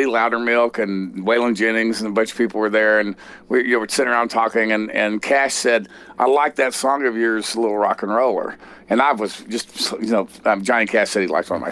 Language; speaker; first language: English; native; English